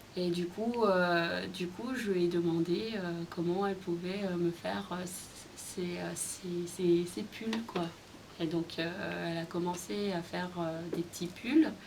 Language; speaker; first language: French; early bilingual, other home language; Khmer